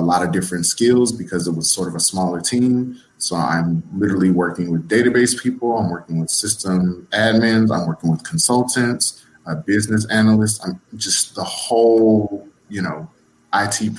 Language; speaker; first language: English; native; English